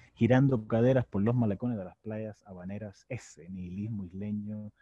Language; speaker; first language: Spanish; native; Spanish